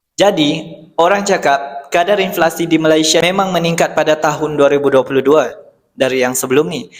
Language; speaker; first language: Malay; native; Malay